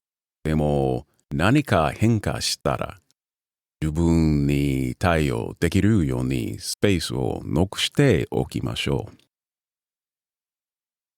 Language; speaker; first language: Japanese; non-native, learner; English